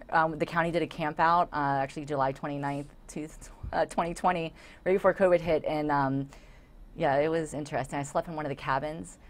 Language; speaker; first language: English; native; English